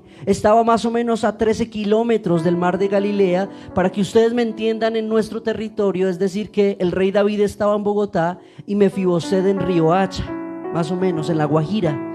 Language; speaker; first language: Spanish; native; Spanish